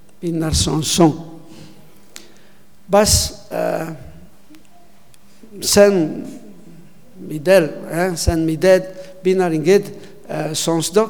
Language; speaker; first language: Mongolian; non-native, learner; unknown